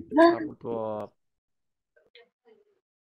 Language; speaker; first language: Chinese; non-native, learner; Indonesian